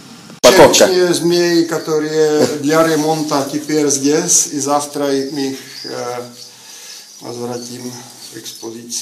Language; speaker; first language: Russian; non-native, fluent; Czech